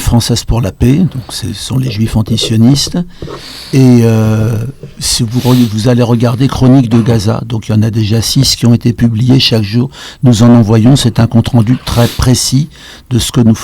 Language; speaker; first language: French; native; French